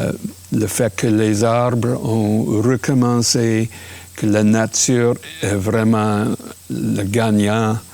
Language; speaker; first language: French; non-native, local second language; English